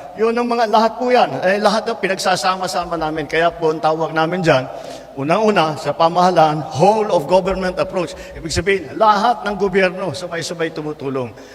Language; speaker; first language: Filipino; native; Filipino